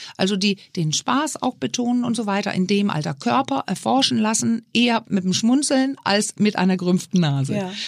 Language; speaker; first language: German; non-native, fluent; Danish